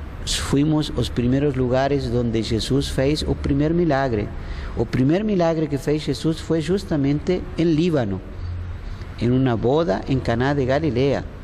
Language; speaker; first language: Portuguese; non-native, fluent; Spanish